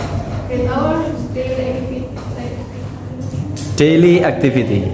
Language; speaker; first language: English; non-native, learner; Indonesian